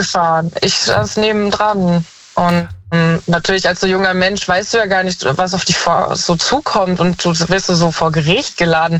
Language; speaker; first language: German; native; German